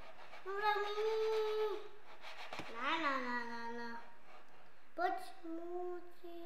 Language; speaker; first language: Romanian; non-native, learner; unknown